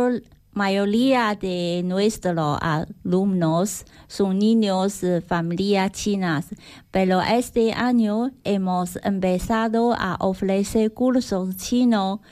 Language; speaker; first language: Spanish; non-native, learner; Chinese